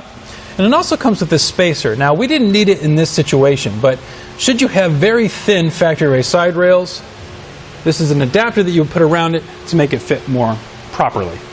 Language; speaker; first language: English; native; English